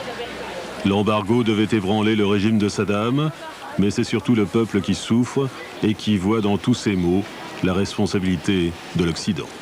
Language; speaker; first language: French; native; French